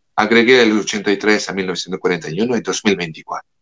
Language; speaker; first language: Spanish; non-native, fluent; French